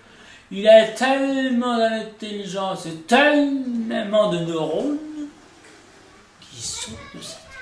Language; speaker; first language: French; native; French